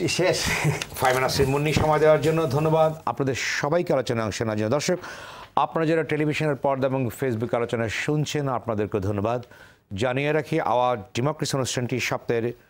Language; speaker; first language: Bangla; native; Bangla